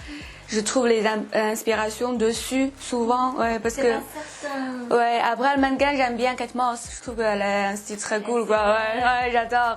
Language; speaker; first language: French; non-native, fluent; Chinese